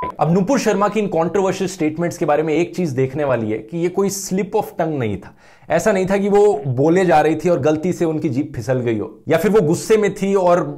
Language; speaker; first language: Hindi; native; Hindi